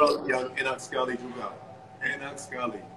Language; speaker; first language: Indonesian; non-native, fluent; English